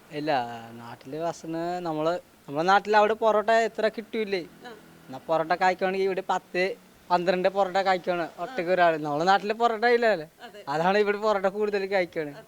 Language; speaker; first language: Malayalam; non-native, learner; Odia